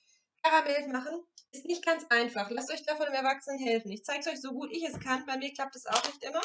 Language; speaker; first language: German; non-native, fluent; French